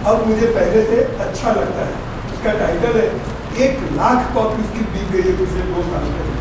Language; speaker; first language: Hindi; non-native, local second language; Gujarati